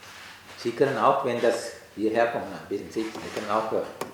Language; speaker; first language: German; non-native, learner; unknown